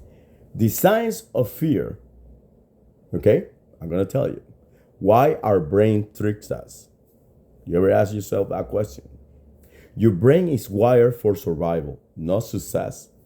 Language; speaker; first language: English; non-native, fluent; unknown